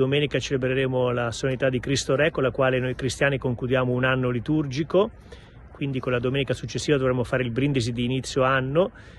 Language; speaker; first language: Italian; native; Italian